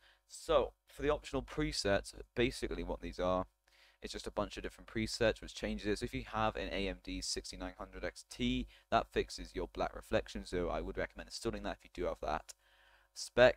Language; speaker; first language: English; native; English